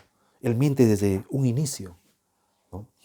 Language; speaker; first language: Spanish; native; Spanish